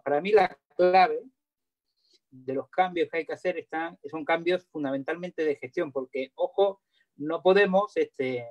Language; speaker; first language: Spanish; native; Spanish